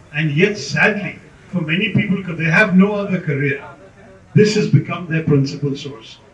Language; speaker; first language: English; non-native, local second language; Malayalam